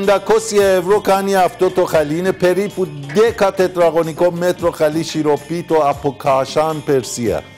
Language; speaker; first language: Greek; non-native, learner; Persian